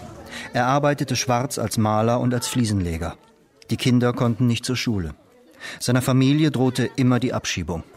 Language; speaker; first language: German; native; German